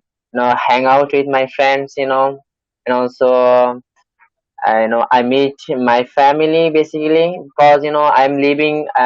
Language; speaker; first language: English; non-native, learner; Bangla